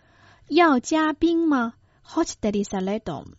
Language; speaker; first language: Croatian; non-native, fluent; Chinese